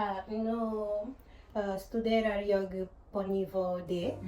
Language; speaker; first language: Swedish; non-native, learner; Portuguese